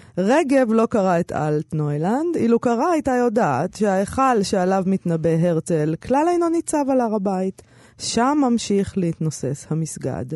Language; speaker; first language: Hebrew; native; Hebrew